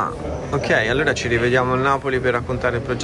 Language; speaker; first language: Italian; native; Italian